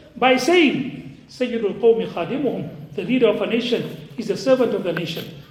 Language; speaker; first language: English; native; English